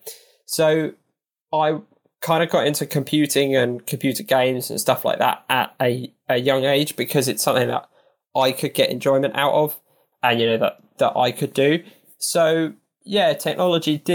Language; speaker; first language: English; native; English